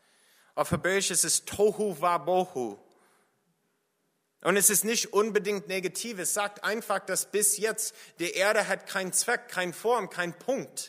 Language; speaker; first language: German; non-native, fluent; English